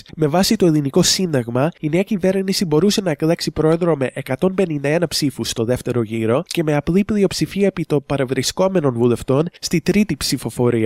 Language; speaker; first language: Greek; native; Greek